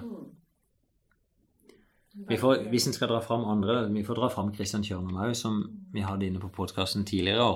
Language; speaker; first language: Norwegian; native; Norwegian